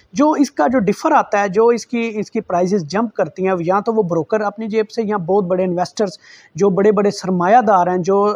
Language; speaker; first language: Urdu; non-native, local second language; Saraiki